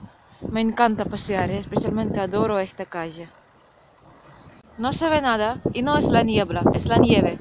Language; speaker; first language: Spanish; non-native, fluent; Russian